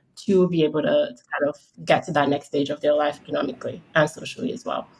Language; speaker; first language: English; early bilingual, heritage; English